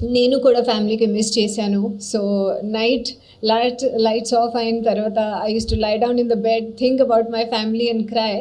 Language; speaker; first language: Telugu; non-native, learner; Hindi